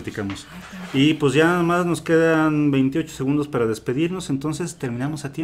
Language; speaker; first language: Spanish; native; Spanish